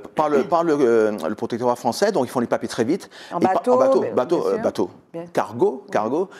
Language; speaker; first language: French; native; French